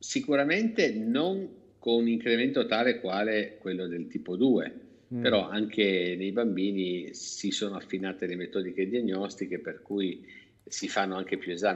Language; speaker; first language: Italian; native; Italian